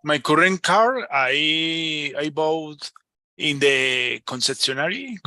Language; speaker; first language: English; non-native, learner; Spanish